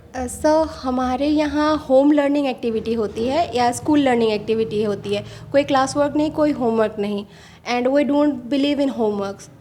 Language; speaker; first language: Hindi; non-native, local second language; Assamese